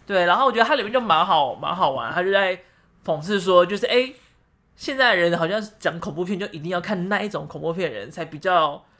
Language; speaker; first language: Chinese; native; Chinese